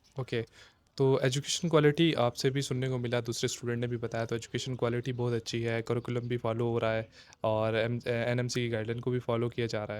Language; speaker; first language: Hindi; native; Hindi